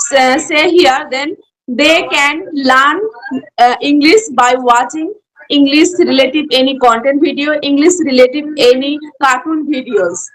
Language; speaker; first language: English; non-native, learner; Bangla